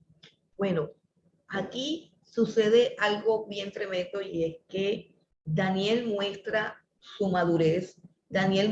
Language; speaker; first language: Spanish; native; Spanish